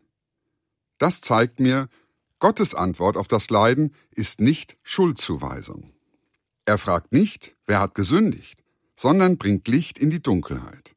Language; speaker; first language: German; native; German